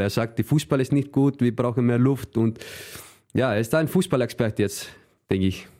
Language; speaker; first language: German; non-native, fluent; Icelandic